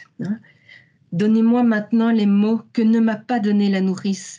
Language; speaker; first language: French; native; French